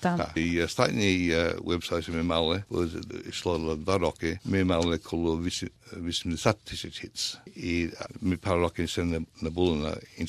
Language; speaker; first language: Ukrainian; early bilingual, heritage; Ukrainian